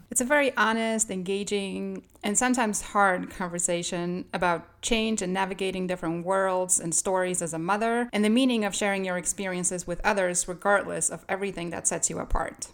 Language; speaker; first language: English; non-native, fluent; Polish